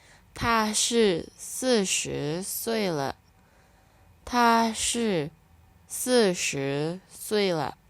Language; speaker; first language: Chinese; non-native, learner; Indonesian